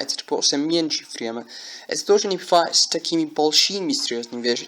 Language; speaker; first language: Russian; non-native, learner; English